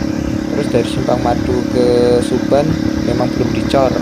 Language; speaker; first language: Indonesian; native; Indonesian